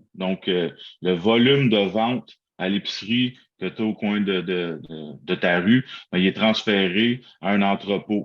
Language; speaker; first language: French; native; French